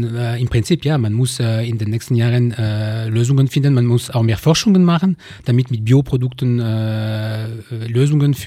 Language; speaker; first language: German; non-native, local second language; French